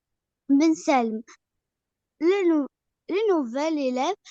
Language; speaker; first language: French; non-native, learner; Arabic